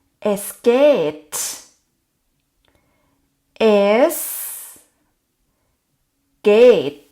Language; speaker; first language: German; non-native, fluent; Thai